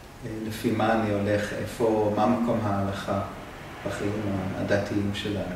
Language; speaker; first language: Hebrew; non-native, fluent; English